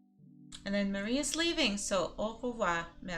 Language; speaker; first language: French; non-native, learner; English